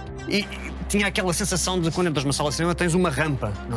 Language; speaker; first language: Portuguese; native; Portuguese